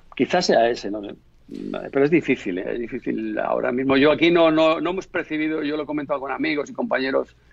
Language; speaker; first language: Spanish; native; Spanish